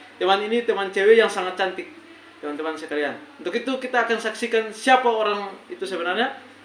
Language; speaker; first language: Indonesian; native; Indonesian